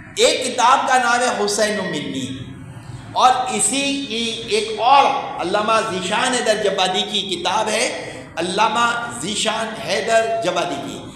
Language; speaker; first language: Urdu; native; Urdu